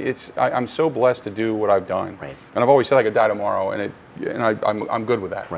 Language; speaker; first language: English; native; English